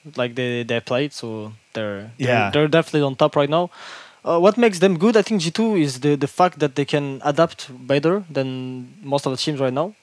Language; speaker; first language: English; non-native, fluent; French